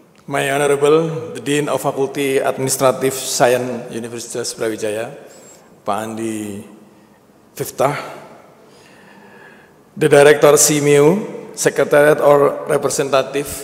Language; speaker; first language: English; non-native, learner; Indonesian